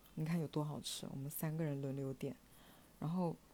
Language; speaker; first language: Chinese; native; Chinese